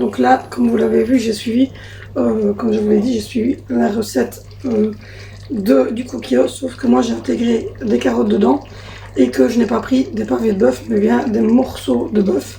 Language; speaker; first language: French; native; French